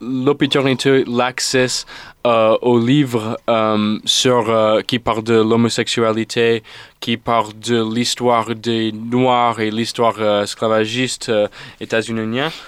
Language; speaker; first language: French; non-native, fluent; English